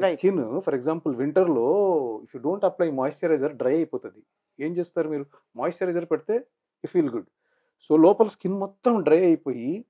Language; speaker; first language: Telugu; non-native, local second language; Urdu